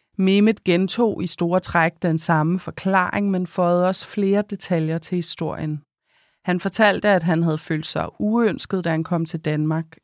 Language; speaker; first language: Danish; native; Danish